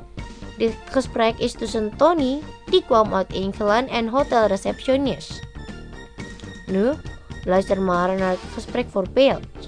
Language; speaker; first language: Dutch; non-native, learner; Indonesian